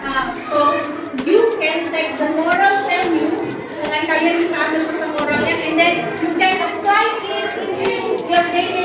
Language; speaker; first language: English; non-native, fluent; Indonesian